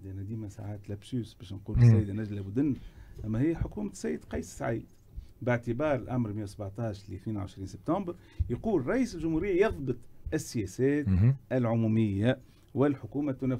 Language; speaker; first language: Arabic; native; Arabic